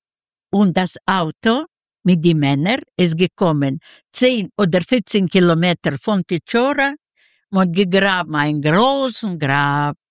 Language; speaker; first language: German; non-native, learner; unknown